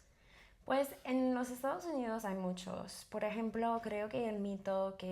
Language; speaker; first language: Spanish; non-native, fluent; English